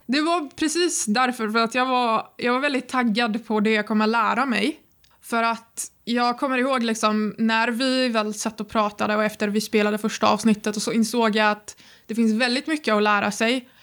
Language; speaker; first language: Swedish; non-native, fluent; Arabic